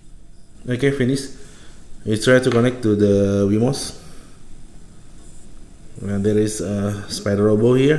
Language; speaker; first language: English; non-native, fluent; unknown